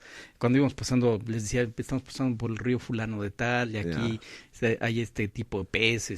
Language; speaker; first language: Spanish; native; Spanish